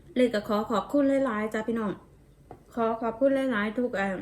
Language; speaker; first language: Thai; non-native, local second language; Northeastern Thai